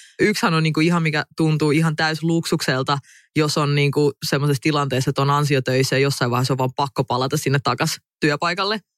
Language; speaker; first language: Finnish; early bilingual, other home language; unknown